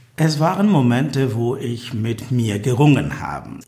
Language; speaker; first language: German; non-native, fluent; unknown